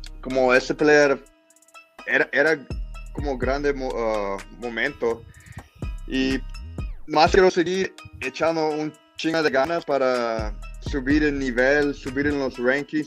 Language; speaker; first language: Spanish; early bilingual, heritage; English